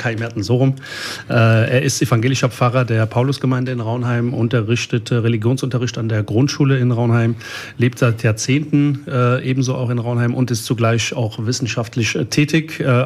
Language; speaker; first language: German; early bilingual, other home language; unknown